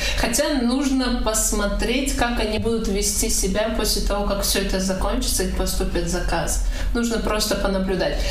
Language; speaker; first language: Russian; non-native, local second language; Tajik